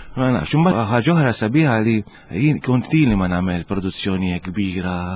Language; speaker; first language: Maltese; early bilingual, heritage; Italian